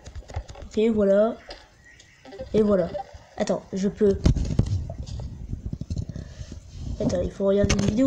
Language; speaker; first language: French; native; French